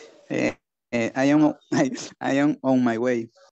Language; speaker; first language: English; non-native, learner; Spanish